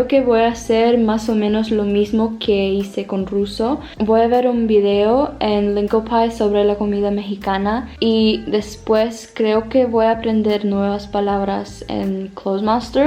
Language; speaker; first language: Spanish; non-native, fluent; English